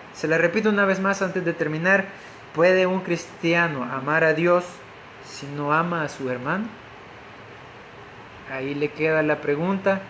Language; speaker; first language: Spanish; native; Spanish